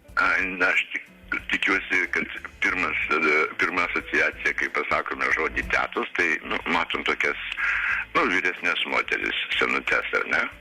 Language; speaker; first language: Lithuanian; native; Lithuanian